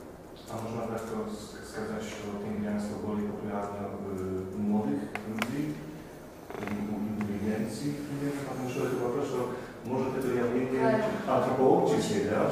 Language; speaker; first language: Russian; non-native, fluent; Polish